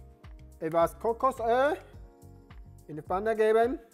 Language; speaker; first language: German; non-native, learner; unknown